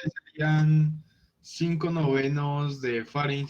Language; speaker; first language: Spanish; native; Spanish